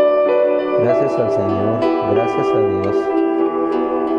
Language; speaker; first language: Spanish; native; Spanish